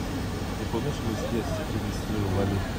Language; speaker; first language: Russian; non-native, learner; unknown